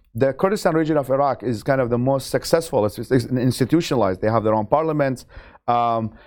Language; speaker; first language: English; non-native, fluent; Arabic